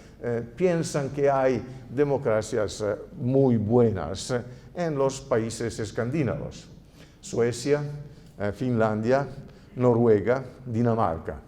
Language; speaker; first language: Spanish; non-native, fluent; Italian